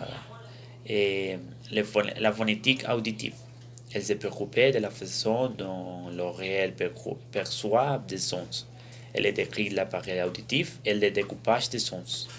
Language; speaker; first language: French; non-native, learner; Spanish